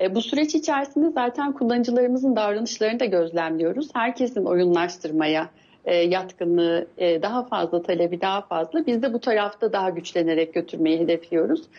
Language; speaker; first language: Turkish; native; Turkish